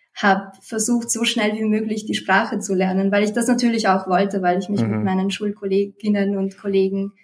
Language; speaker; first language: German; early bilingual, other home language; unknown